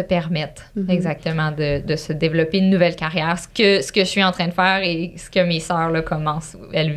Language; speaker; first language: French; native; French